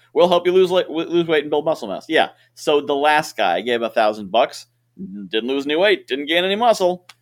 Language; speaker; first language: English; native; English